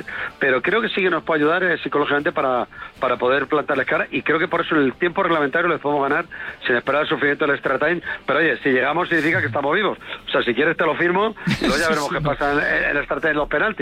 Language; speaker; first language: Spanish; native; Spanish